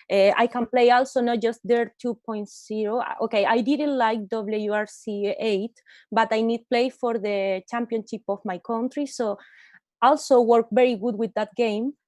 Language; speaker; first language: English; non-native, learner; Spanish